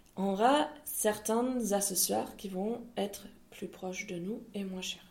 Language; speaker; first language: French; non-native, fluent; German